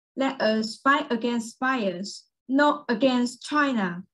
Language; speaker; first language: English; early bilingual, other home language; Chinese